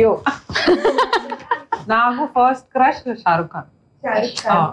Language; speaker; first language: Telugu; non-native, learner; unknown